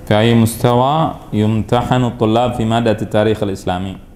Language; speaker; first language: Arabic; non-native, fluent; Indonesian